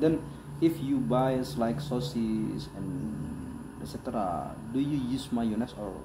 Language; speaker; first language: English; non-native, learner; Indonesian